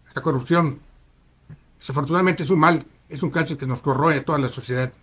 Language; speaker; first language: Spanish; native; Spanish